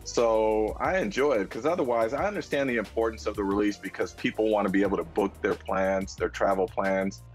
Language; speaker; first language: English; native; English